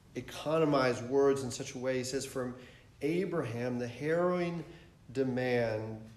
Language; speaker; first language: English; native; English